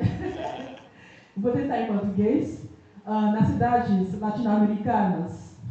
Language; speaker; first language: Portuguese; non-native, fluent; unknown